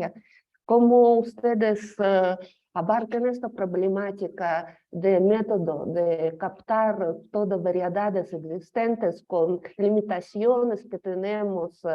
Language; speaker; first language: Spanish; non-native, fluent; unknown